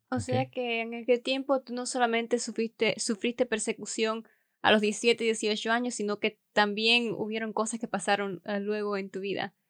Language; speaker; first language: Spanish; native; Spanish